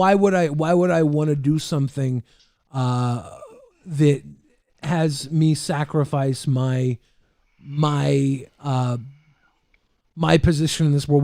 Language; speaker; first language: English; native; English